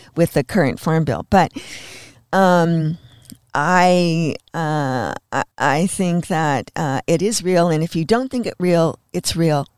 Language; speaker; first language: English; native; English